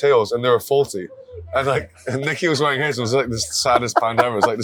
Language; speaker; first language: English; native; English